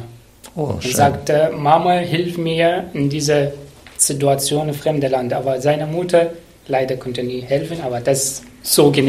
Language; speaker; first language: German; non-native, learner; Arabic